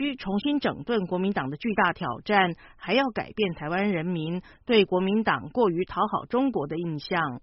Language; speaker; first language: Chinese; native; Chinese